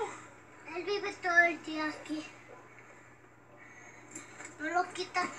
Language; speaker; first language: Spanish; early bilingual, heritage; Spanish